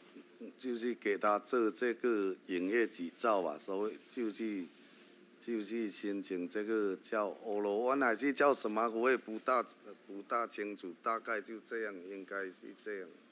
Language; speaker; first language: Chinese; early bilingual, heritage; Chinese